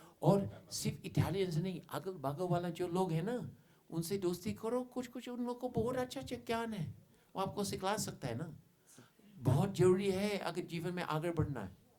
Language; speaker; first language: Hindi; non-native, fluent; English